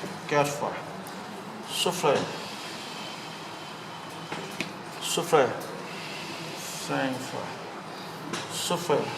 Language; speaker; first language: French; non-native, learner; Vietnamese